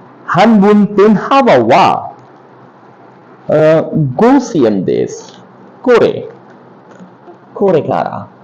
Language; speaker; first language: Japanese; non-native, learner; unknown